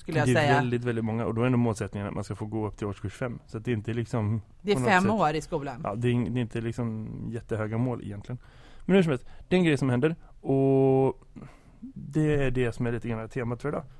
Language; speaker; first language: Swedish; native; Swedish